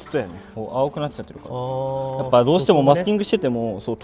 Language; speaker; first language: Japanese; native; Japanese